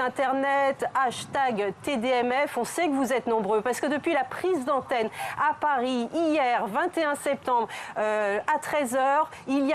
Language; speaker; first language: French; native; French